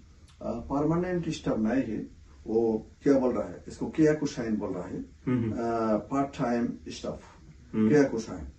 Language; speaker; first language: Hindi; non-native, local second language; Bangla